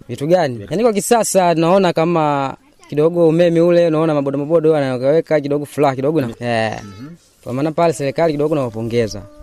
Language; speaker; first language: Swahili; non-native, local second language; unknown